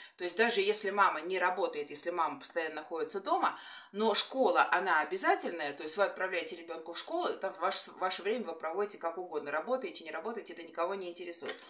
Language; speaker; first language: Russian; native; Russian